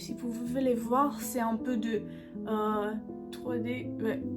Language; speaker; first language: French; non-native, learner; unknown